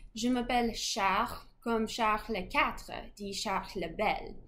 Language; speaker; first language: French; non-native, fluent; English